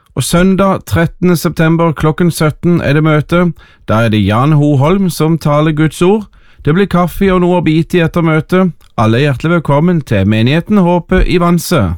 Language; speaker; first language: Norwegian; native; Norwegian